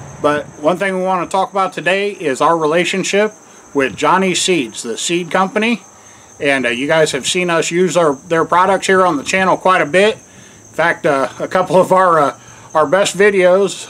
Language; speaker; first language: English; native; English